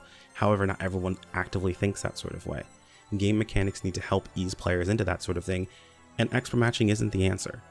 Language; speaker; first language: English; native; English